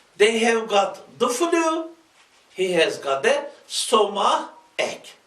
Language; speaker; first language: English; non-native, fluent; Turkish